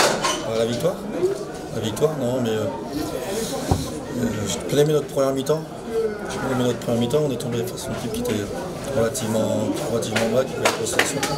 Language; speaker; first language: French; native; French